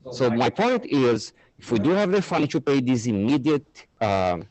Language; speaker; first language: English; non-native, fluent; Portuguese